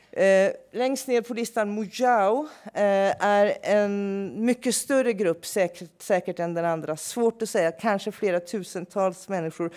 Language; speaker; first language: Swedish; non-native, fluent; English